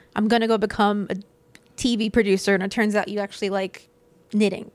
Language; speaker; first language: English; native; English